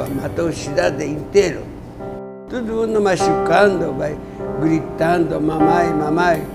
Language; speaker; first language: Portuguese; non-native, learner; Japanese